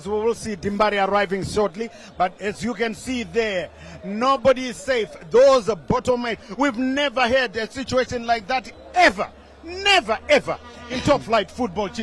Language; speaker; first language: English; non-native, local second language; Shona